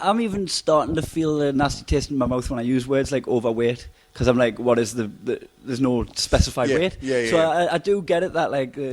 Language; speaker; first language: English; native; English